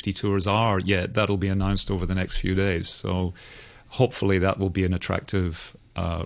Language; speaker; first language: English; native; English